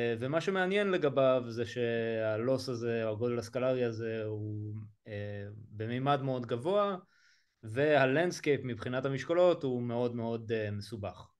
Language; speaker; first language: Hebrew; native; Hebrew